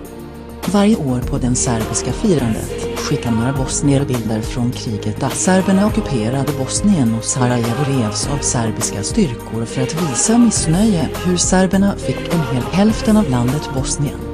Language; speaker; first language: Swedish; non-native, learner; Croatian